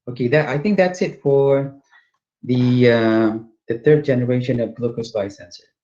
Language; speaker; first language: English; non-native, local second language; Malay